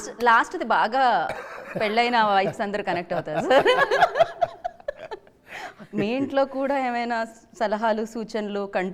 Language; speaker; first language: Telugu; native; Telugu